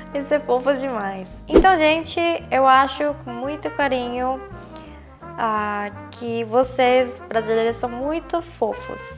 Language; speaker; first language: Portuguese; non-native, fluent; Korean